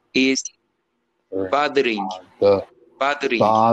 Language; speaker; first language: English; non-native, learner; Turkish